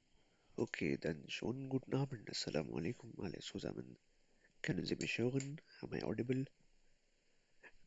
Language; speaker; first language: German; non-native, fluent; Urdu